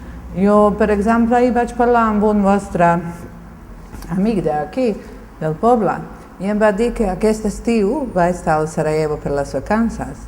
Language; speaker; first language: Catalan; non-native, fluent; Bosnian